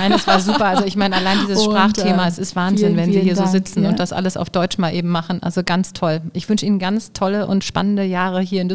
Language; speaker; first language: German; native; German